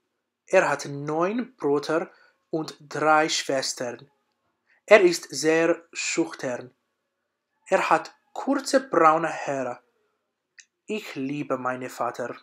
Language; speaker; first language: German; non-native, learner; English